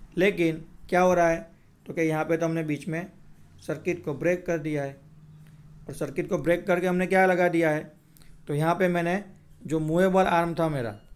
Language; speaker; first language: Hindi; non-native, local second language; Gujarati